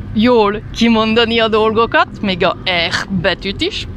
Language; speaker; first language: Hungarian; early bilingual, heritage; Hungarian